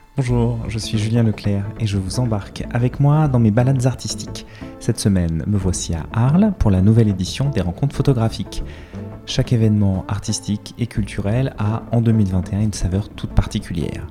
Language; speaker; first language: French; native; French